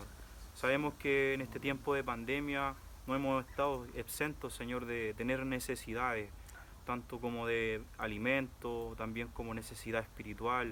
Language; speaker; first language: Spanish; native; Spanish